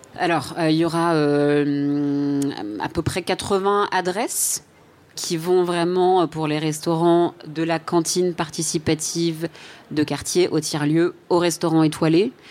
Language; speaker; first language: French; native; French